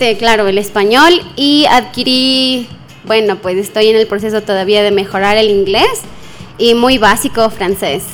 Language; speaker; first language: Spanish; non-native, local second language; Quechua